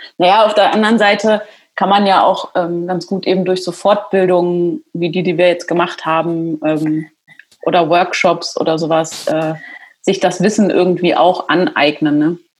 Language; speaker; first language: German; native; German